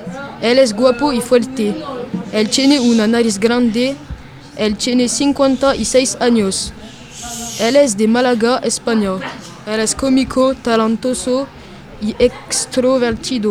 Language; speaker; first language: Spanish; non-native, learner; French